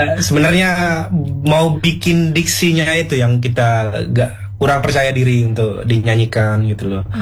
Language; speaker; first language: Indonesian; non-native, local second language; Madurese